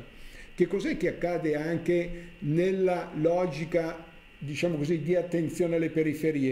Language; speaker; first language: Italian; native; Italian